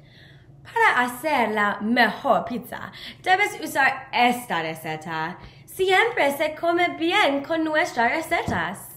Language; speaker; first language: Spanish; non-native, learner; English